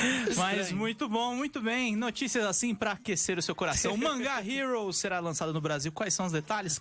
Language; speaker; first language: Portuguese; native; Portuguese